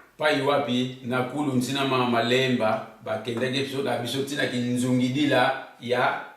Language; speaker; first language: Lingala; non-native, local second language; Kongo